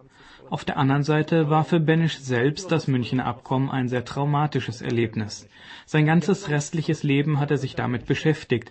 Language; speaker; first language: German; native; German